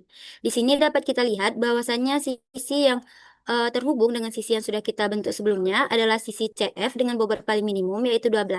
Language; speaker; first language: Indonesian; native; Indonesian